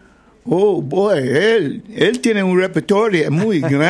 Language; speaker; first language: Spanish; non-native, learner; English